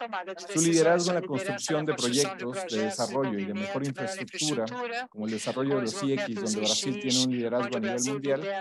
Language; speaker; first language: Spanish; native; Spanish